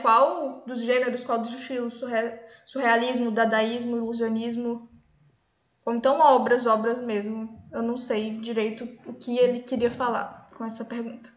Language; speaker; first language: Portuguese; native; Portuguese